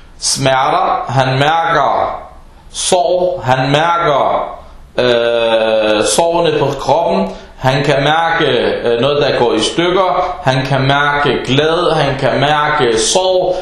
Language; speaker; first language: Danish; non-native, fluent; Arabic